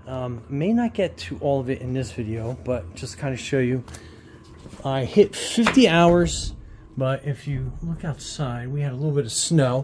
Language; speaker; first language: English; native; English